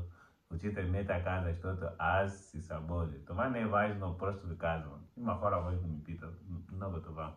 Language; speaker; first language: Bulgarian; non-native, learner; Portuguese